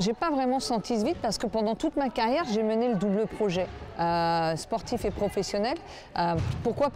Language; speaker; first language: French; native; French